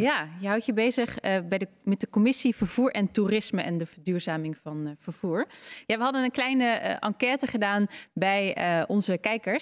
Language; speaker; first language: Dutch; native; Dutch